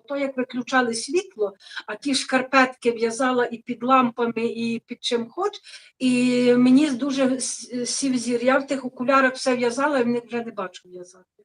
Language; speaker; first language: Ukrainian; native; Ukrainian